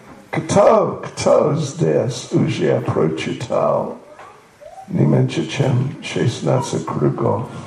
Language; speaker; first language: Russian; non-native, learner; English